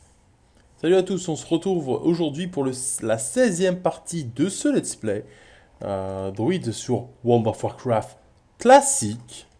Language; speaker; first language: French; native; French